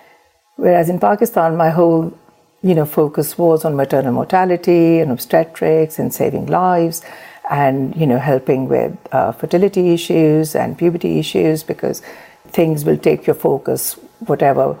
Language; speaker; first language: English; non-native, local second language; Urdu